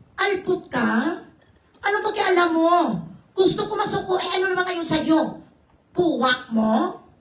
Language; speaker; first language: Filipino; non-native, local second language; Hiligaynon